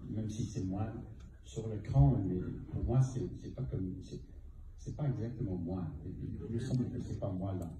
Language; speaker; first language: French; non-native, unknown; English